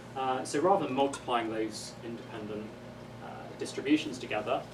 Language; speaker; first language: English; native; English